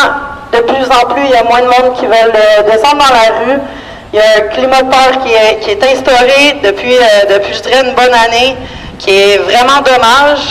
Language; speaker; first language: French; native; French